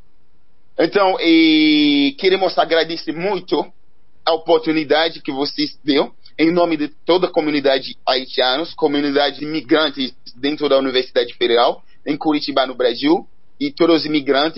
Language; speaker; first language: Portuguese; non-native, learner; Haitian Creole